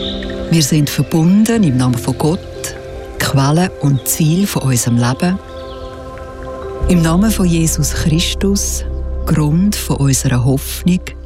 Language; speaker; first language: German; native; German